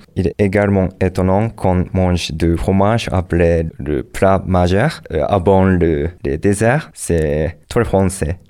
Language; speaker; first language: French; non-native, learner; Japanese